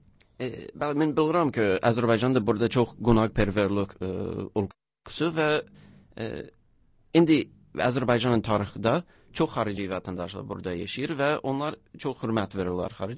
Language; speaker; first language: Turkish; non-native, learner; English